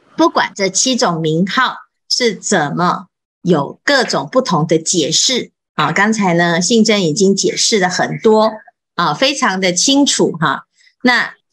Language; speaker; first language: Chinese; native; Chinese